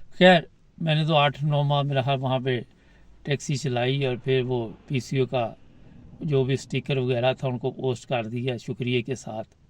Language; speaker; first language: Urdu; non-native, local second language; Punjabi